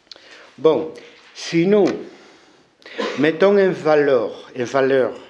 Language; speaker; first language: French; non-native, fluent; Spanish